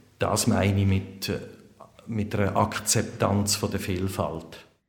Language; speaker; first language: German; native; German